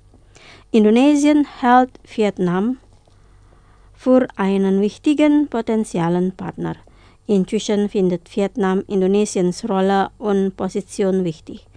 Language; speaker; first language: German; non-native, fluent; Indonesian